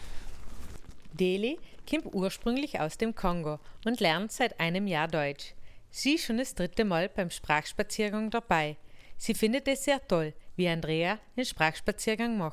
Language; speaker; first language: German; native; German